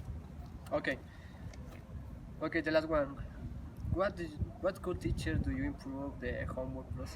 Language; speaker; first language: English; non-native, learner; Spanish